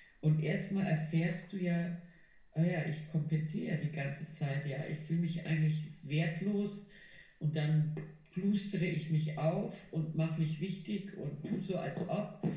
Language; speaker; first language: German; non-native, fluent; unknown